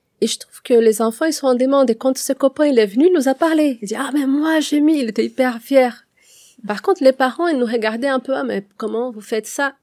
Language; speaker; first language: French; non-native, fluent; Portuguese